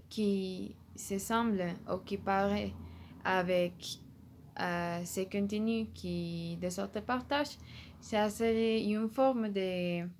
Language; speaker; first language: French; non-native, learner; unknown